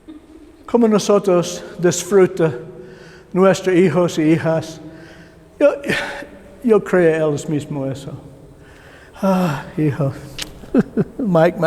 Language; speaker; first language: Spanish; non-native, learner; English